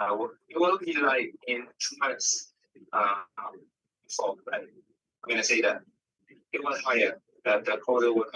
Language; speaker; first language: English; non-native, learner; Vietnamese